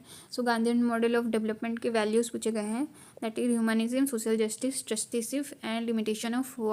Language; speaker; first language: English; non-native, local second language; Hindi